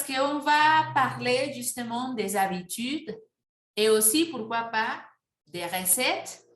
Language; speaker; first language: French; non-native, fluent; Spanish